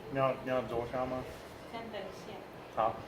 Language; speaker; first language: Chinese; non-native, learner; English